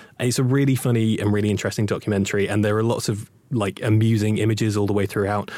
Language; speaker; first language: English; native; English